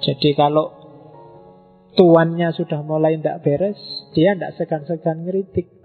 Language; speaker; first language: Indonesian; non-native, local second language; Javanese